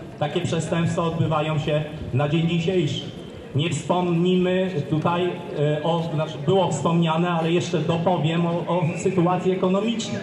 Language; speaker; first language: Polish; native; Polish